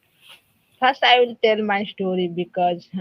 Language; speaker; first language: English; non-native, learner; Odia